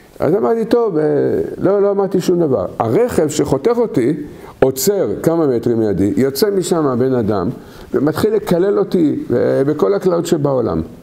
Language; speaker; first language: Hebrew; native; Hebrew